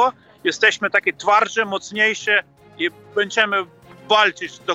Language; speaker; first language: Polish; non-native, fluent; Ukrainian